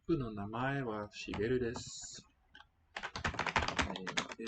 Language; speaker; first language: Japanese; non-native, learner; English